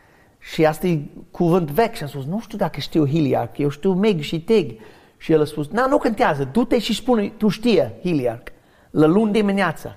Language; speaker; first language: Romanian; non-native, learner; English